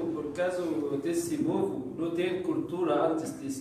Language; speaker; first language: Portuguese; non-native, learner; Arabic